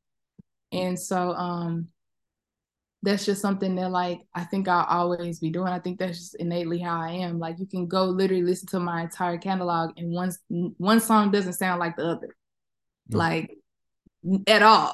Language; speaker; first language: English; native; English